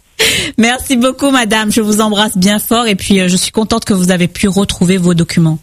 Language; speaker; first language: French; native; French